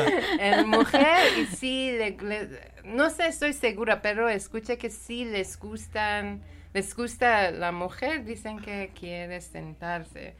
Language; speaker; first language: Spanish; non-native, learner; Persian